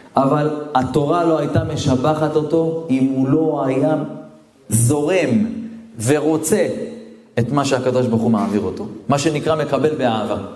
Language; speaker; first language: Hebrew; native; Hebrew